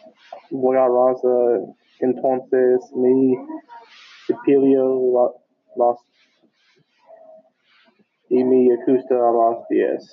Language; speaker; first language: Spanish; non-native, learner; English